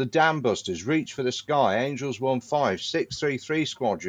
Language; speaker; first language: English; native; English